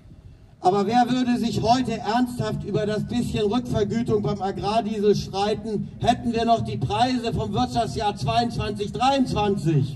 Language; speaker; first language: German; native; German